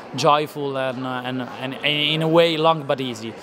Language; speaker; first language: English; non-native, fluent; Italian